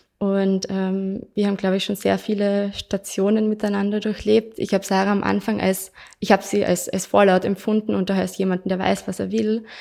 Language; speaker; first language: German; native; German